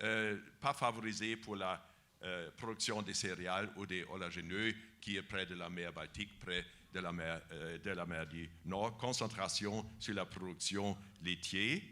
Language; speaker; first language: French; non-native, fluent; German